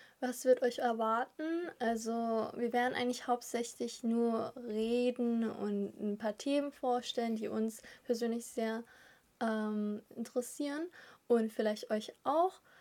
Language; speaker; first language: German; early bilingual, other home language; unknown